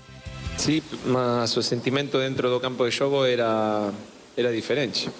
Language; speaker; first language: Portuguese; non-native, learner; Spanish